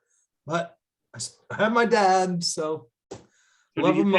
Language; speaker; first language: English; native; English